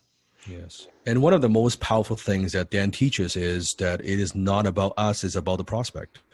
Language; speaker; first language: English; non-native, fluent; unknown